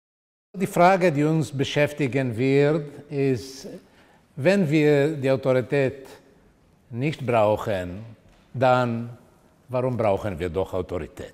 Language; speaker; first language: German; non-native, fluent; Portuguese